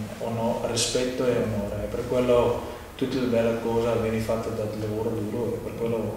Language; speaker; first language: Italian; non-native, fluent; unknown